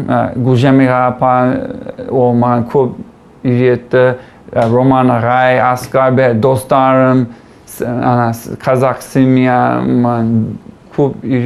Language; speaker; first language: Kazakh; non-native, learner; English